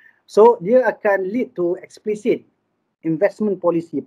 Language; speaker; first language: English; non-native, local second language; Malay